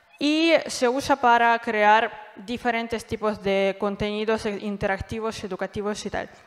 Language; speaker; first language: Spanish; non-native, fluent; Russian